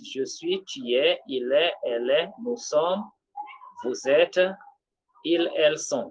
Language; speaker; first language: French; non-native, fluent; Swahili